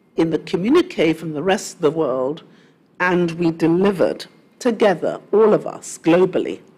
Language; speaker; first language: English; native; English